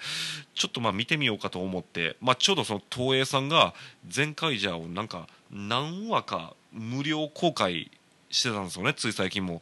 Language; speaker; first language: Japanese; native; Japanese